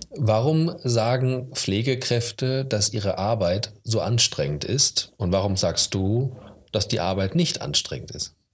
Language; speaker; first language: German; native; German